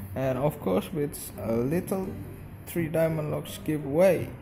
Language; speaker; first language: English; non-native, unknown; Indonesian